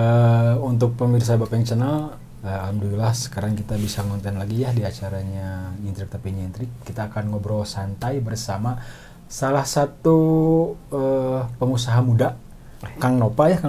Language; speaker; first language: Indonesian; non-native, local second language; Sundanese